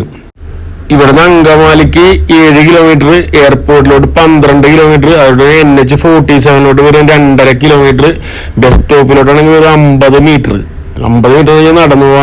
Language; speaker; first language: Malayalam; native; Malayalam